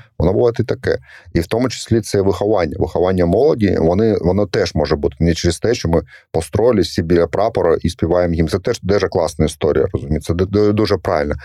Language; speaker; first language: Ukrainian; non-native, local second language; Russian